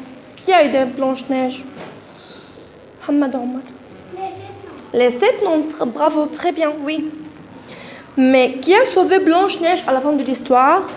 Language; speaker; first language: French; non-native, fluent; Arabic